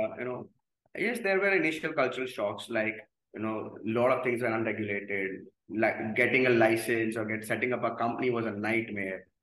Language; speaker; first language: English; non-native, local second language; Gujarati